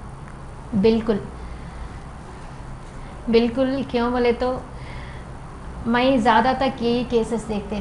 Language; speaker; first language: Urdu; non-native, local second language; Telugu